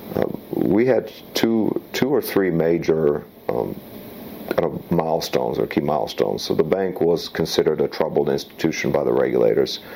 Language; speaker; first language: English; early bilingual, other home language; Slovak